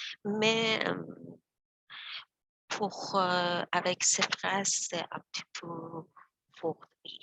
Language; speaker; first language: French; non-native, learner; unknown